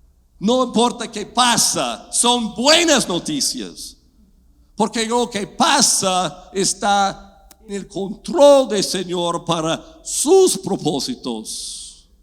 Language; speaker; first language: Spanish; non-native, fluent; English